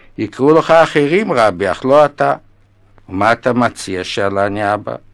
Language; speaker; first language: Hebrew; non-native, fluent; Yiddish